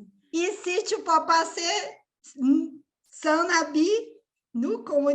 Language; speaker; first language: French; non-native, fluent; Portuguese